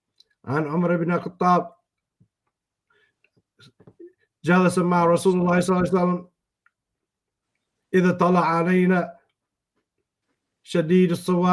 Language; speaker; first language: Arabic; non-native, fluent; English